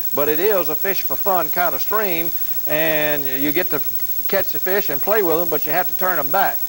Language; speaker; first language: English; native; English